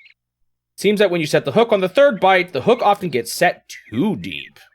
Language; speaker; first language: English; native; English